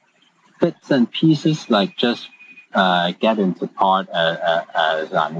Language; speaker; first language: English; non-native, local second language; Cantonese